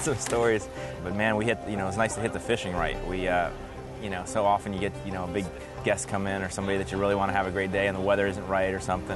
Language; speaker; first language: English; native; English